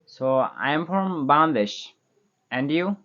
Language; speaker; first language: English; non-native, learner; Bangla